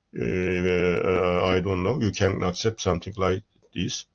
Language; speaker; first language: English; non-native, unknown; Turkish